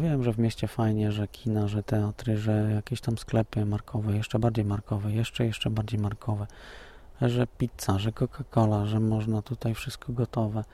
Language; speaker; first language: Polish; native; Polish